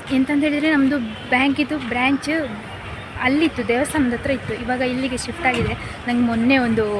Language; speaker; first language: Kannada; native; Kannada